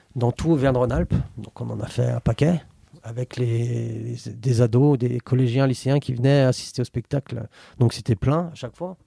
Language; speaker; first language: French; native; French